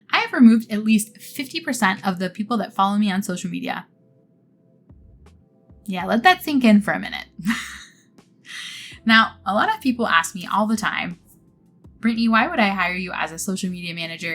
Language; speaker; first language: English; native; English